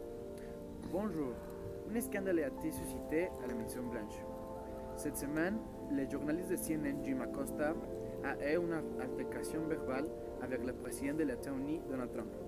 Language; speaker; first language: French; non-native, learner; Spanish